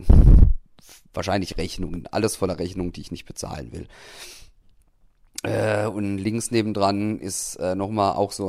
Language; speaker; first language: German; native; German